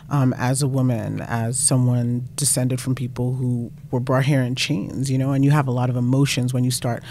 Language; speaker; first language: English; native; English